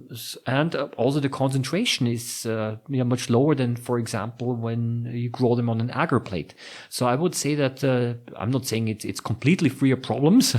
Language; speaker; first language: English; non-native, fluent; German